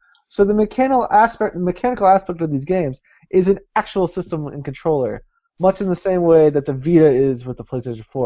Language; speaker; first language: English; native; English